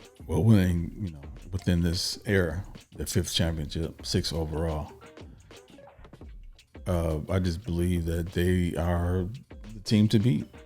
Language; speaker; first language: English; native; English